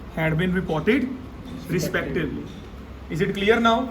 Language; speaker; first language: English; non-native, local second language; Punjabi